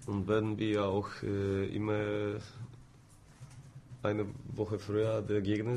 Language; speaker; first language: German; non-native, fluent; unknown